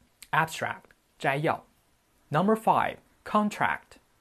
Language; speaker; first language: English; non-native, fluent; Chinese